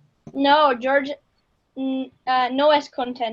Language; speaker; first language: Spanish; non-native, learner; English